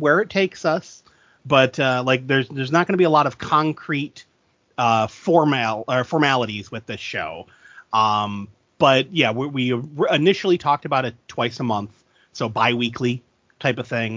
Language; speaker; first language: English; native; English